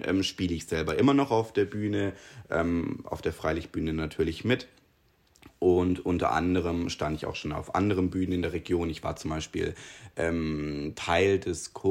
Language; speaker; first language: German; native; German